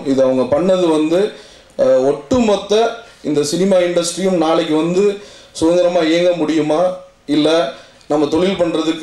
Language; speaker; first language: Tamil; native; Tamil